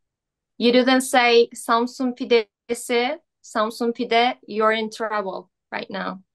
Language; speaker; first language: English; non-native, learner; Turkish